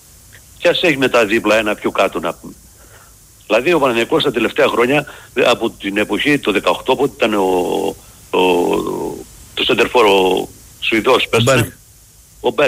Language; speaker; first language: Greek; native; Greek